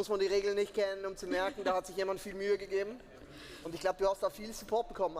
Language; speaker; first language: German; native; German